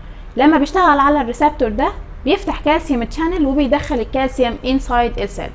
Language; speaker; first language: Arabic; native; Arabic